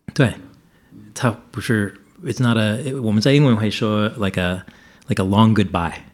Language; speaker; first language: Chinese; non-native, fluent; English